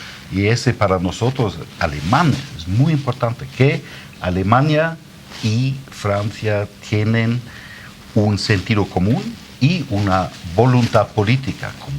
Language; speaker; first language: Spanish; non-native, fluent; German